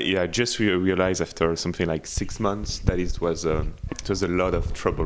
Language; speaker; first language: English; non-native, fluent; French